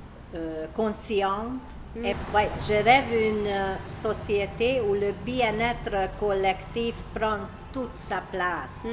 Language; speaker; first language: French; non-native, learner; Hungarian